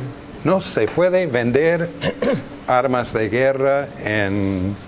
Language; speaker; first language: Spanish; non-native, fluent; English